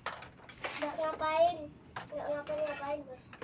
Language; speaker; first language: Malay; non-native, local second language; Javanese